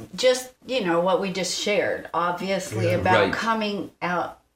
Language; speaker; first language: English; native; English